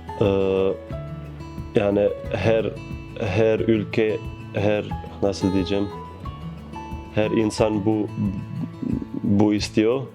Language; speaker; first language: Turkish; non-native, fluent; Bosnian